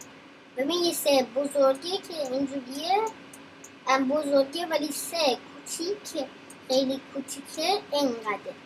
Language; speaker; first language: Persian; early bilingual, heritage; Persian